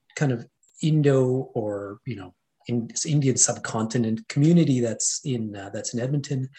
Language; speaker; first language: English; non-native, fluent; Hindi